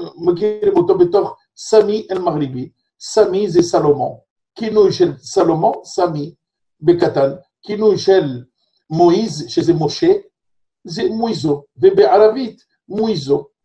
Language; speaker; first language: Hebrew; early bilingual, other home language; French